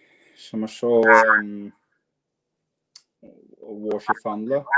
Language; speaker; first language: Chinese; non-native, learner; English